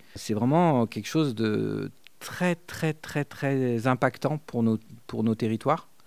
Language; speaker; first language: French; non-native, fluent; Spanish